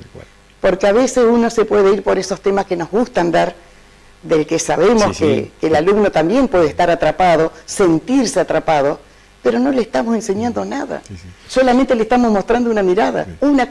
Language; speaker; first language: Spanish; native; Spanish